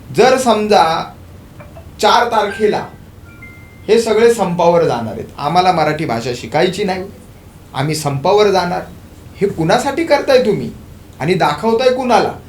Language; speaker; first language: Marathi; native; Marathi